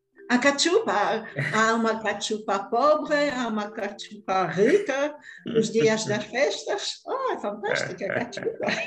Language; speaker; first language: Portuguese; non-native, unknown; French